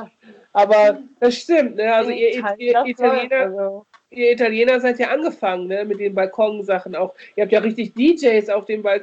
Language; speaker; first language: German; native; German